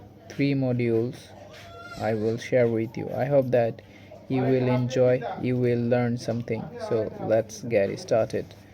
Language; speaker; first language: English; non-native, local second language; Bangla